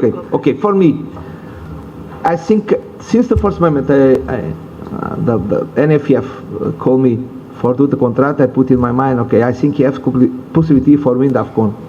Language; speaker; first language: English; non-native, learner; Portuguese